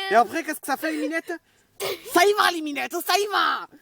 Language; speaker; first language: French; native; French